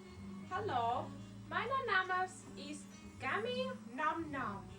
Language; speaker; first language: German; non-native, learner; English